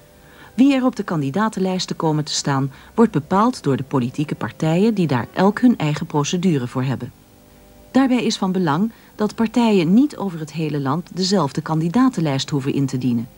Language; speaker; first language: Dutch; native; Dutch